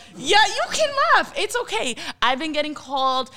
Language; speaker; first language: English; early bilingual, heritage; Arabic